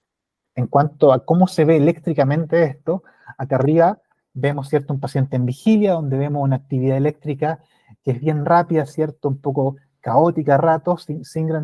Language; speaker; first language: Spanish; native; Spanish